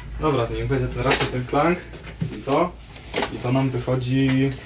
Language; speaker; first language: Polish; native; Polish